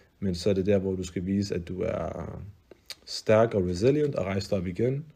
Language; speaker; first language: Danish; early bilingual, other home language; Arabic